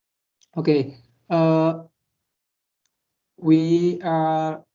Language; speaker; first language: English; non-native, learner; Indonesian